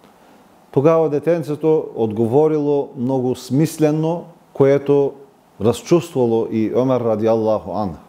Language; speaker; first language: Bulgarian; non-native, local second language; Turkish